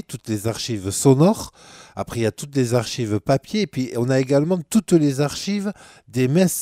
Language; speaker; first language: French; native; French